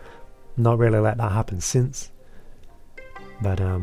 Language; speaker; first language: English; native; English